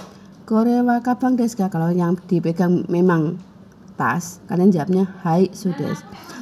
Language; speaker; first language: Indonesian; native; Indonesian